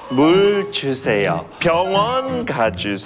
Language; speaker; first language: Korean; non-native, learner; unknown